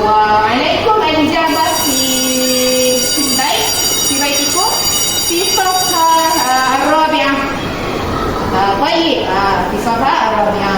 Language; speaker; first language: Arabic; non-native, learner; Malay